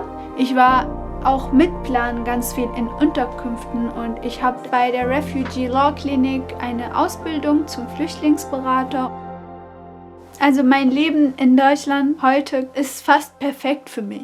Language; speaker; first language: German; non-native, fluent; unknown